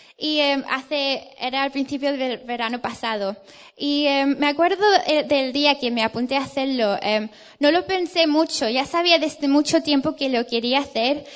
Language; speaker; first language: Spanish; non-native, fluent; English